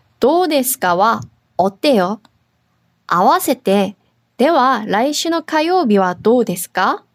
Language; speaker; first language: Japanese; non-native, fluent; Korean